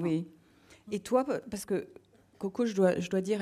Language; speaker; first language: French; non-native, learner; English